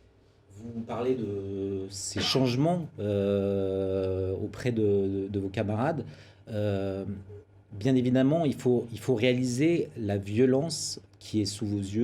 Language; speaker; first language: French; native; French